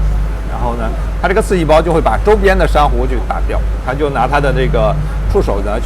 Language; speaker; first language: Chinese; native; Chinese